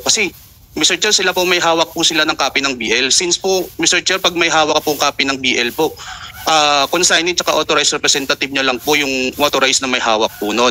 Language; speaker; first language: Filipino; native; Filipino